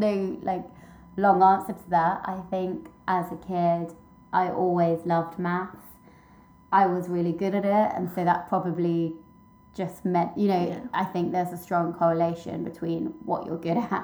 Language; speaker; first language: English; native; English